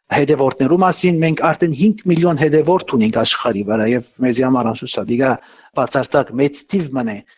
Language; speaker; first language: Armenian; early bilingual, heritage; Armenian